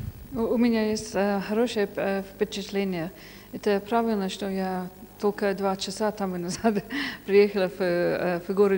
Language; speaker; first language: Russian; non-native, fluent; English